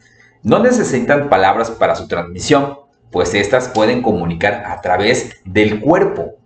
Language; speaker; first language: Spanish; native; Spanish